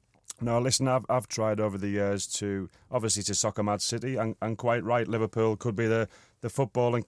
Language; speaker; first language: English; native; English